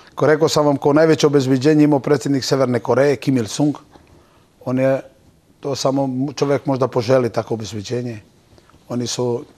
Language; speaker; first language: Bosnian; non-native, local second language; Turkish